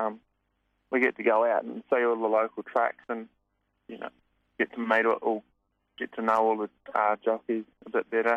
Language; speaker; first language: English; native; English